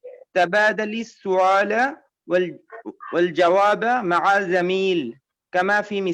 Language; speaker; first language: Arabic; non-native, learner; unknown